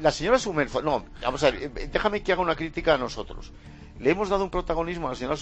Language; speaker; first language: Spanish; native; Spanish